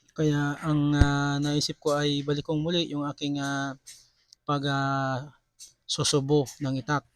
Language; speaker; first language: Filipino; non-native, local second language; Bikol